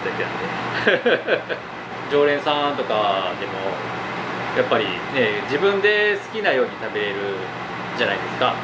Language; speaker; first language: Japanese; native; Japanese